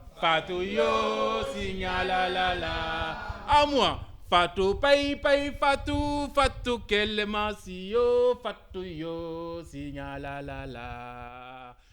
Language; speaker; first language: French; non-native, local second language; Wolof